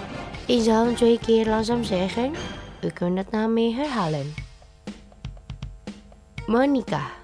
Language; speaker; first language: Dutch; non-native, learner; Indonesian